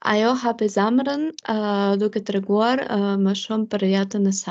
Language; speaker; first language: Albanian; non-native, learner; Russian